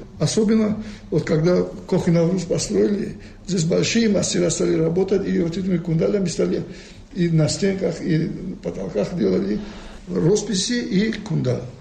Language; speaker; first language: Russian; non-native, local second language; Tajik